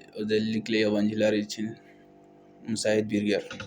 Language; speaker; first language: Turkish; non-native, learner; Bambara